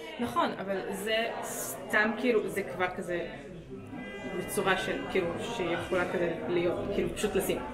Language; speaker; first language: Hebrew; non-native, local second language; Arabic